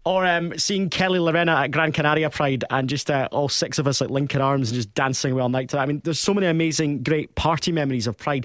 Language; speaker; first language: English; native; English